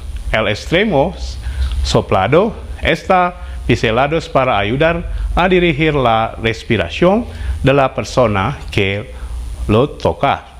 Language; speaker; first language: Spanish; non-native, fluent; Indonesian